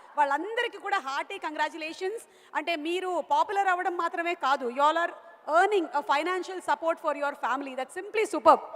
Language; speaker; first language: Telugu; native; Telugu